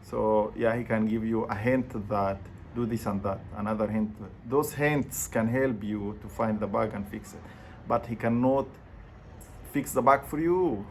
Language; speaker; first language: English; non-native, fluent; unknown